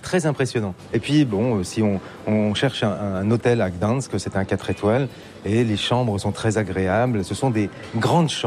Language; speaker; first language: French; native; French